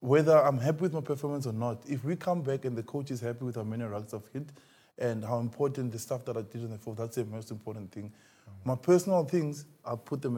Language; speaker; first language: English; non-native, local second language; Xhosa